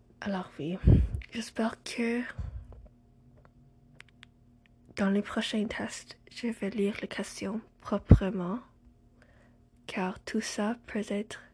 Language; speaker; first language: French; non-native, learner; English